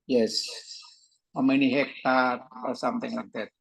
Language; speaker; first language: English; non-native, learner; Indonesian